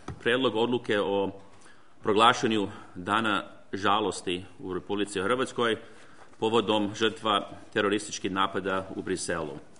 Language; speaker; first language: Croatian; early bilingual, heritage; Croatian